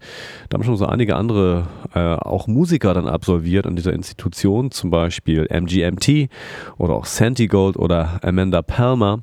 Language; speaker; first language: German; native; German